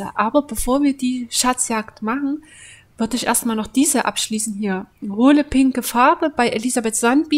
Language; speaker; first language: German; native; German